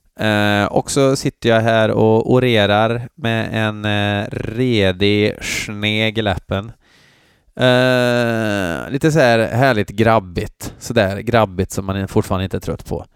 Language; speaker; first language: Swedish; native; Swedish